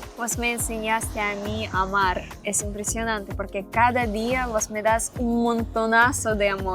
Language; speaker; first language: Spanish; non-native, learner; Russian